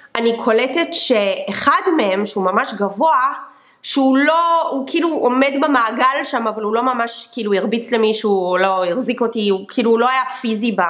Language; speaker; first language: Hebrew; non-native, fluent; English